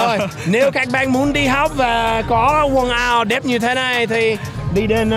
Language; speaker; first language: Vietnamese; non-native, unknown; English